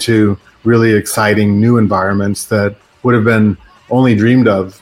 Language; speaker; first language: English; native; English